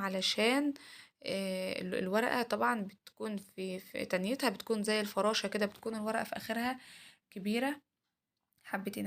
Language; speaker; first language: Arabic; native; Arabic